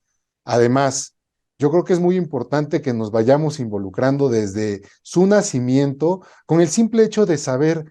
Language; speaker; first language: Spanish; native; Spanish